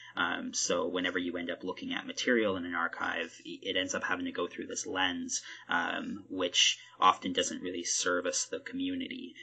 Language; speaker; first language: English; native; English